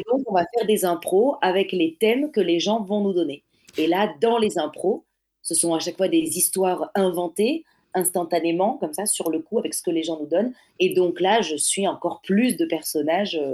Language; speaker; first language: French; native; French